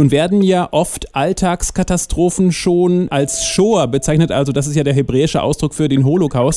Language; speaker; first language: German; native; German